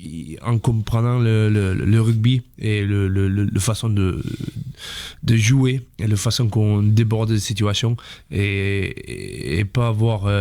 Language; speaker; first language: French; non-native, fluent; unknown